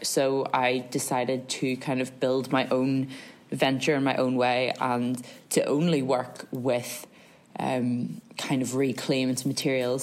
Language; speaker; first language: English; native; English